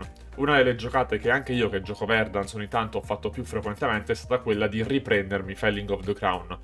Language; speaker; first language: Italian; native; Italian